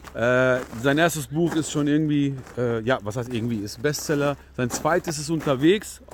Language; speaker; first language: German; early bilingual, other home language; Persian